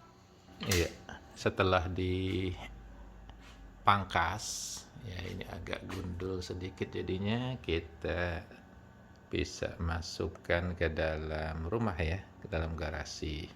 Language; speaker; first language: Indonesian; native; Indonesian